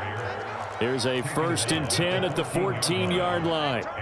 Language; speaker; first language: English; native; English